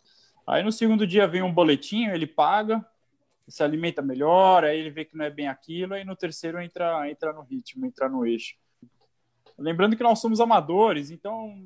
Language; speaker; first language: Portuguese; native; Portuguese